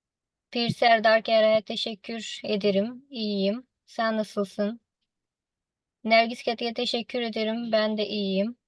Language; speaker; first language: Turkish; non-native, fluent; Urdu